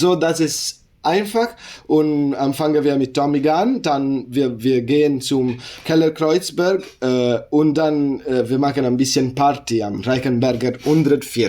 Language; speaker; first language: German; non-native, learner; Italian